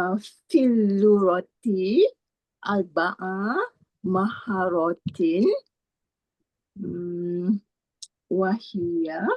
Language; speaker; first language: Arabic; non-native, learner; Malay